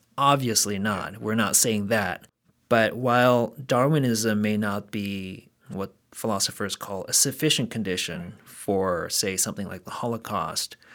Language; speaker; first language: English; early bilingual, other home language; Korean